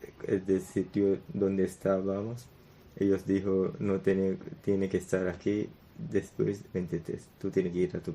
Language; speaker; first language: Spanish; non-native, learner; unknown